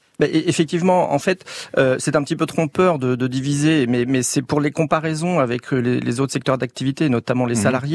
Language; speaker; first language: French; native; French